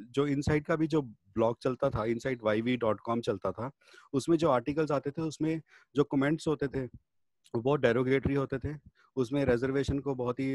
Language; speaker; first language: Hindi; native; Hindi